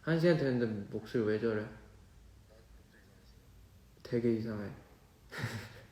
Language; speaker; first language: Korean; non-native, fluent; Chinese